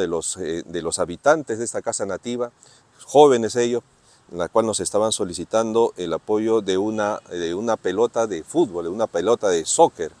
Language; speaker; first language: Spanish; native; Spanish